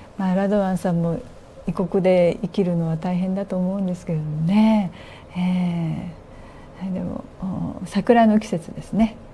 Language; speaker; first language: Japanese; native; Japanese